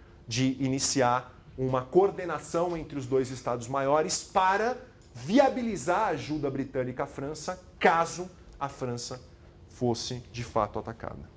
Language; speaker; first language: Portuguese; native; Portuguese